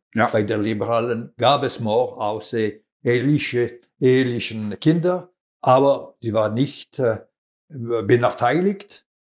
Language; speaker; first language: German; non-native, local second language; French